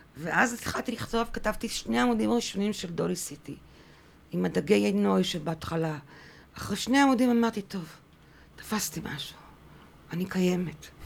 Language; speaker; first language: Hebrew; early bilingual, other home language; French